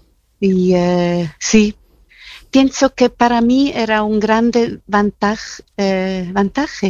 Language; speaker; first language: Spanish; non-native, fluent; German